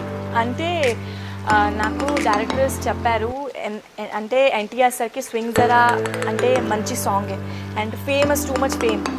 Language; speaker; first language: Telugu; non-native, local second language; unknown